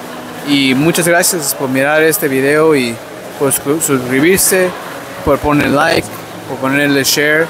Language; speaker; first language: Spanish; early bilingual, other home language; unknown